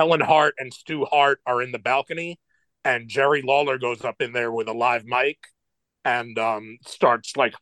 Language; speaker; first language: English; native; English